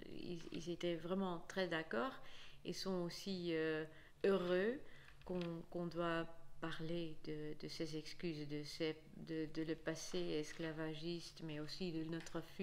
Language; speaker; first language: French; non-native, fluent; Dutch